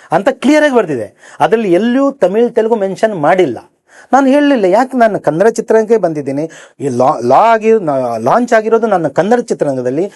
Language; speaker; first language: Kannada; native; Kannada